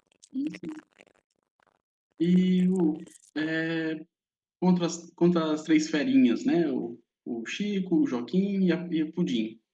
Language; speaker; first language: Portuguese; native; Portuguese